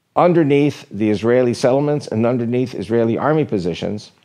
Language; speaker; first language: English; native; English